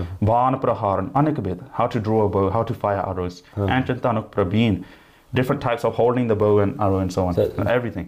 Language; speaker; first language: English; early bilingual, other home language; Punjabi